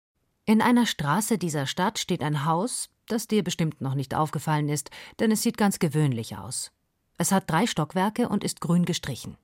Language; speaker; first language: German; native; German